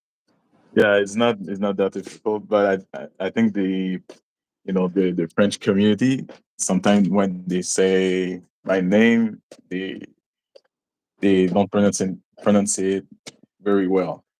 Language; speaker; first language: English; non-native, local second language; French